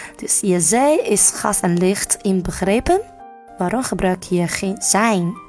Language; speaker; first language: Dutch; non-native, learner; Chinese